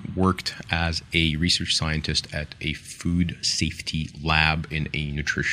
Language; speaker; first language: English; non-native, fluent; Ukrainian